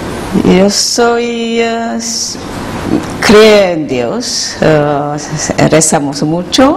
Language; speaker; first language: Spanish; non-native, learner; Korean